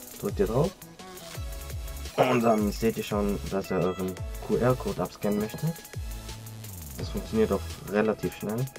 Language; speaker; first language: German; native; German